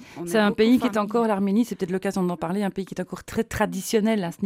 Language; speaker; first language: French; native; French